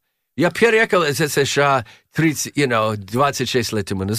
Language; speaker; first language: Russian; non-native, learner; English